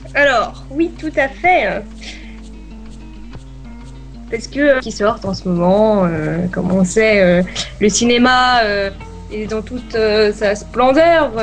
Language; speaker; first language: French; native; French